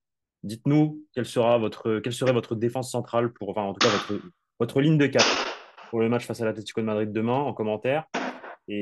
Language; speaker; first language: French; native; French